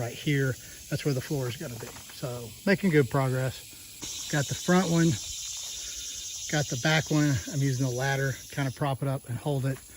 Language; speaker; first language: English; native; English